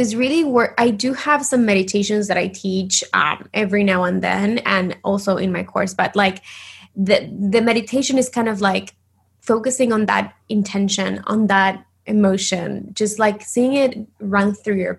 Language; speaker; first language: English; non-native, fluent; Spanish